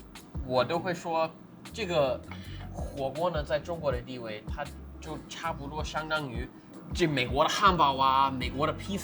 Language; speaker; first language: Chinese; non-native, fluent; English